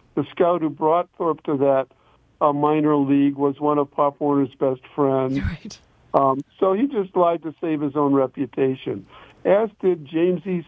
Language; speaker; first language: English; native; English